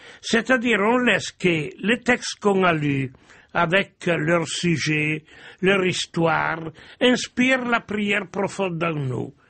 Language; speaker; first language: French; non-native, fluent; Italian